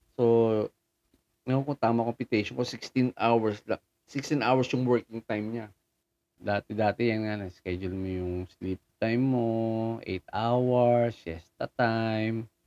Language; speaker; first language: Filipino; native; Filipino